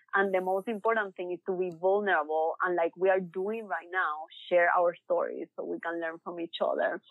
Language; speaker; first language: English; early bilingual, other home language; Spanish